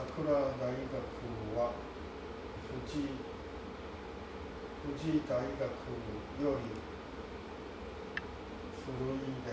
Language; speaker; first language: Japanese; non-native, learner; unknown